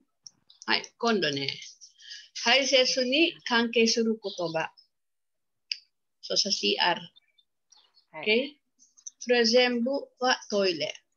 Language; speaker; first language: Japanese; non-native, fluent; Filipino